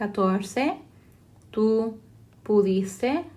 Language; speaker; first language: Spanish; non-native, fluent; English